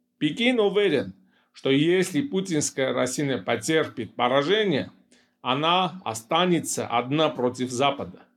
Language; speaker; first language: Russian; non-native, local second language; Armenian